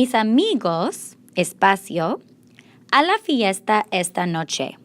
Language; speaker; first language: Spanish; non-native, fluent; English